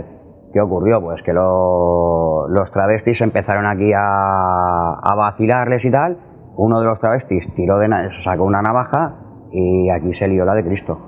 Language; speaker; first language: Spanish; native; Spanish